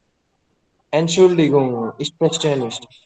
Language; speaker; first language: German; non-native, learner; Bangla